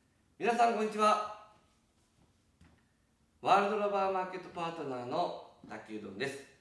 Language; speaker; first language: Japanese; native; Japanese